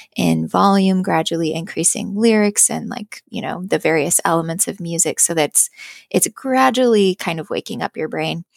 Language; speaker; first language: English; native; English